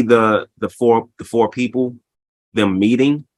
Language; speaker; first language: English; native; English